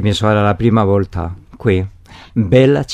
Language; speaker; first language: Italian; non-native, learner; Spanish